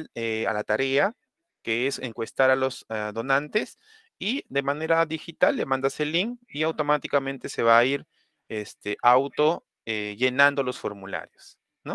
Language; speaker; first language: Spanish; native; Spanish